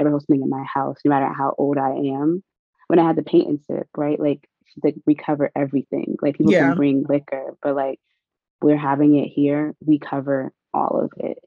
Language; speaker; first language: English; native; English